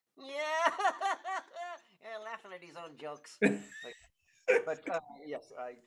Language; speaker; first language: English; native; English